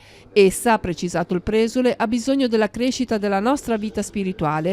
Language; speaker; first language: Italian; native; Italian